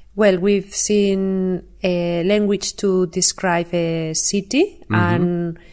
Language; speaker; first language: English; non-native, fluent; Spanish